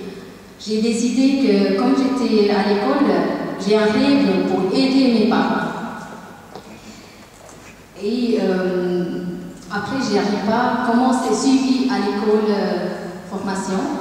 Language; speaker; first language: French; non-native, learner; Tamil